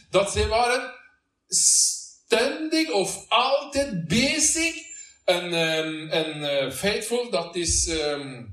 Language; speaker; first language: Dutch; non-native, learner; Norwegian